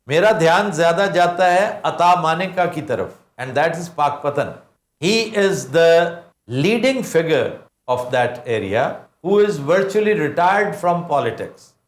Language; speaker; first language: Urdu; non-native, local second language; Punjabi